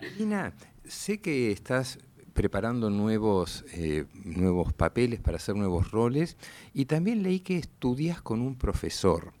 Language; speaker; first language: Spanish; native; Spanish